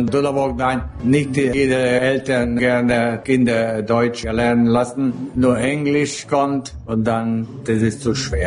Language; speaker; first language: German; non-native, local second language; Hungarian